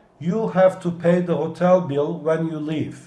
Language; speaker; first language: English; non-native, fluent; Turkish